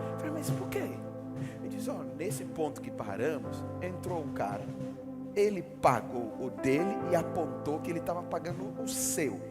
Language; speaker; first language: Portuguese; non-native, fluent; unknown